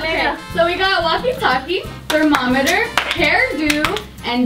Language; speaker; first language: English; native; English